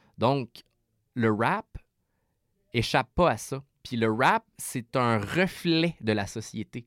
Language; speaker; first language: French; native; French